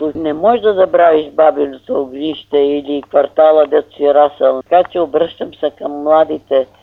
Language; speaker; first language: Bulgarian; native; Bulgarian